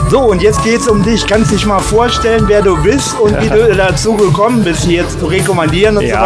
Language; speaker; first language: German; native; German